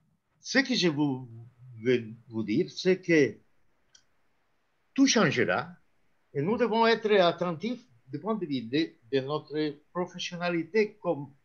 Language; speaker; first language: French; non-native, fluent; Spanish